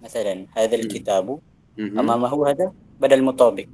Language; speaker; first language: Arabic; non-native, learner; Malay